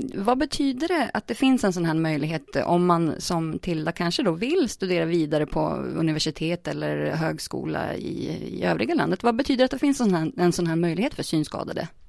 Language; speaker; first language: Swedish; native; Swedish